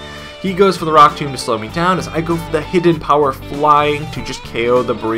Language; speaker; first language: English; native; English